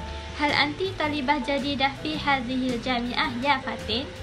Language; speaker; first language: Arabic; non-native, learner; Malay